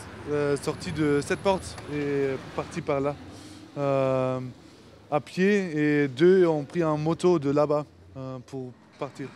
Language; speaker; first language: French; non-native, fluent; Turkish